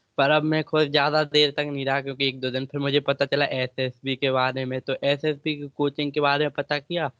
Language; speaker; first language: Hindi; native; Hindi